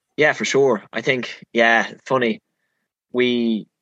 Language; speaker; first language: English; native; English